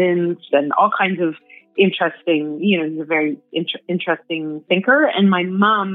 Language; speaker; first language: English; native; English